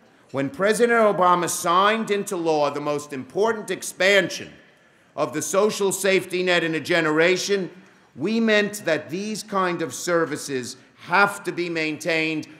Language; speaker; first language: English; native; English